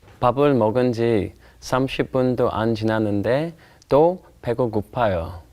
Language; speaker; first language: Korean; non-native, learner; English